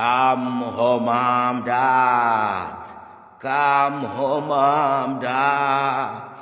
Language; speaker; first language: Czech; native; Czech